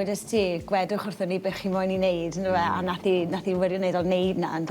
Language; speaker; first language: Welsh; native; Welsh